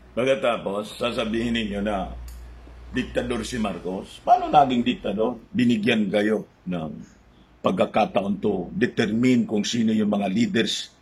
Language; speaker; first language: Filipino; non-native, local second language; Bikol